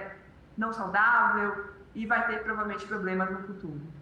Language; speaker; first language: Portuguese; native; Portuguese